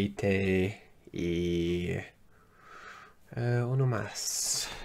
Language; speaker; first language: Spanish; non-native, learner; English